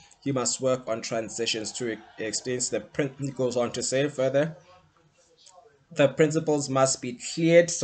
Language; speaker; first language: English; non-native, local second language; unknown